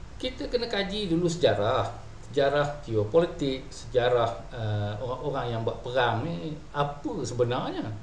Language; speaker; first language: Malay; native; Malay